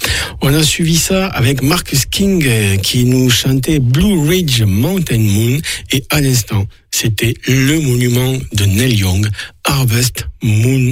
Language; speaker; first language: French; native; French